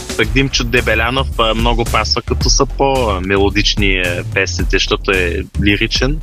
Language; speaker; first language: Bulgarian; early bilingual, heritage; Bulgarian